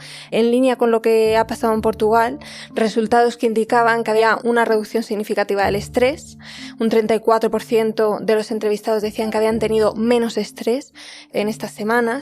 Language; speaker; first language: Spanish; native; Spanish